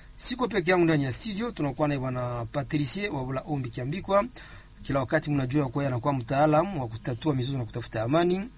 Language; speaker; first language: Swahili; native; Swahili